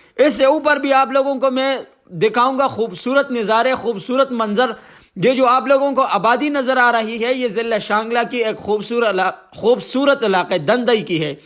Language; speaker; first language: Urdu; non-native, local second language; Pashto